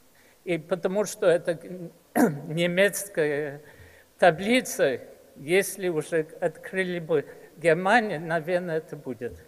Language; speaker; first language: Russian; early bilingual, heritage; English